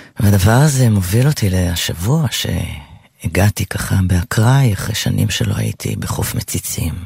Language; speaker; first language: Hebrew; native; Hebrew